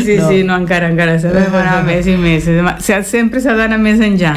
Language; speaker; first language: Catalan; early bilingual, heritage; Spanish